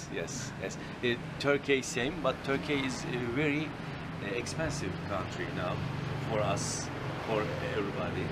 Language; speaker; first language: English; non-native, learner; Turkish